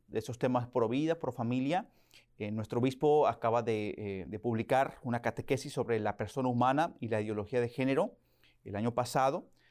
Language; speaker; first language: Spanish; early bilingual, heritage; Spanish